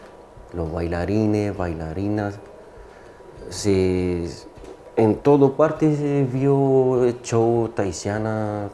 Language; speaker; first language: Spanish; non-native, fluent; French